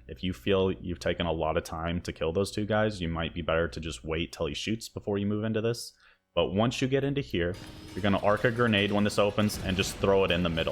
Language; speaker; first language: English; native; English